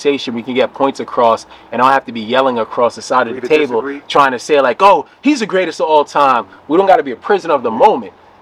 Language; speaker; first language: English; native; English